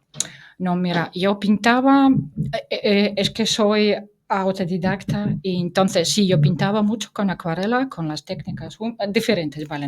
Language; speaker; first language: Spanish; non-native, fluent; Russian